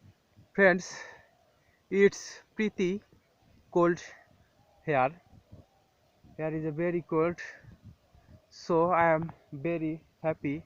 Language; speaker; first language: English; non-native, learner; Bangla